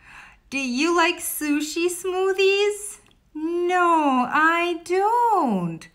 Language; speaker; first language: English; non-native, fluent; Russian